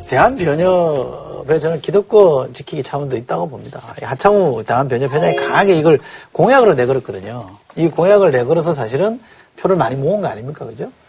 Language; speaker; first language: Korean; native; Korean